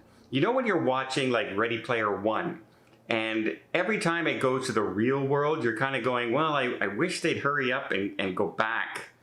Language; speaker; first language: English; native; English